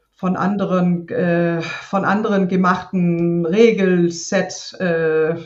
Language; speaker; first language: German; non-native, fluent; Danish